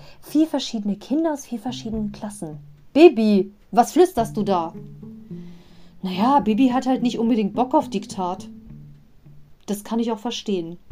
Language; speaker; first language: German; native; German